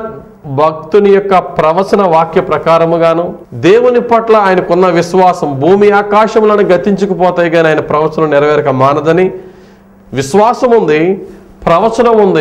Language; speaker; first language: Telugu; native; Telugu